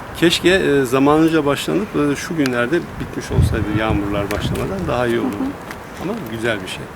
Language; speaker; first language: Turkish; native; Turkish